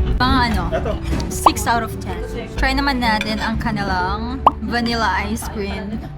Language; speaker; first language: Filipino; native; Filipino